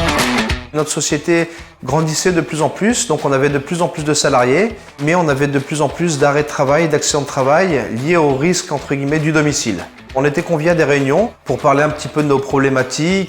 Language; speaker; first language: French; native; French